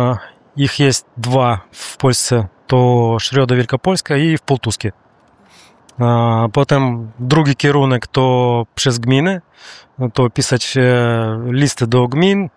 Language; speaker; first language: Polish; non-native, learner; Russian